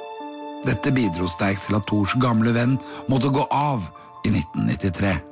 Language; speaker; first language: Norwegian; native; Norwegian